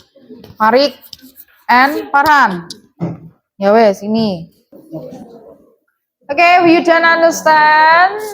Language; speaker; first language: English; non-native, fluent; Indonesian